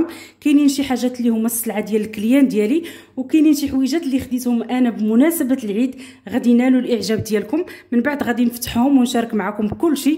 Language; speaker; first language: Arabic; native; Arabic